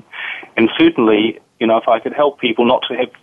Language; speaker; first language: English; native; English